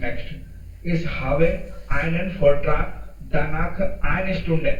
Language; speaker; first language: German; non-native, learner; Hindi